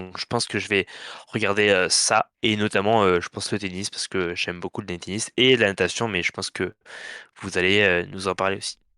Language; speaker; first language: French; native; French